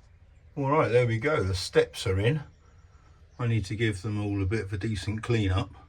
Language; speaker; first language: English; native; English